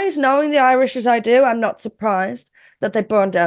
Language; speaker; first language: English; native; English